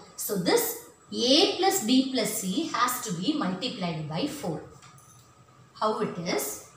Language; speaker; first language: English; non-native, local second language; Tamil